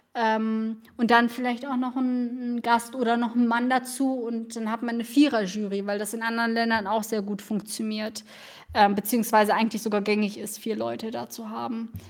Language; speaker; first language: German; early bilingual, other home language; Russian